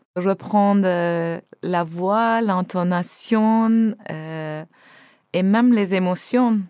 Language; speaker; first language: French; non-native, fluent; Turkish